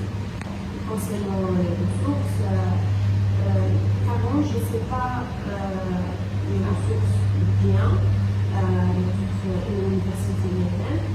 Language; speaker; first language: French; non-native, local second language; Arabic